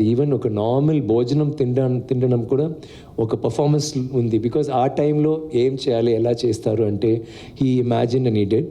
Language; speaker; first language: Telugu; non-native, learner; Tamil